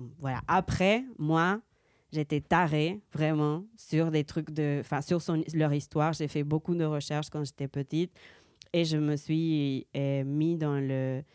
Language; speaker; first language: French; early bilingual, heritage; Spanish